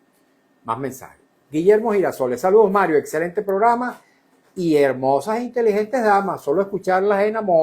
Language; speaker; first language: Spanish; native; Spanish